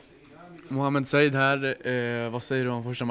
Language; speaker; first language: Swedish; native; Swedish